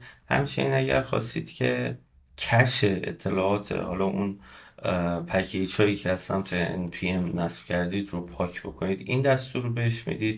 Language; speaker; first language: Persian; native; Persian